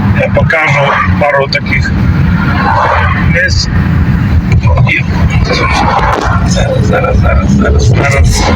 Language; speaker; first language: Polish; non-native, learner; Ukrainian